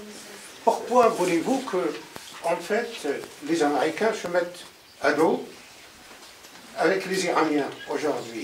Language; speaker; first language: French; non-native, fluent; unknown